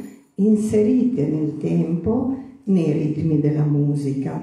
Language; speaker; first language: Italian; native; Italian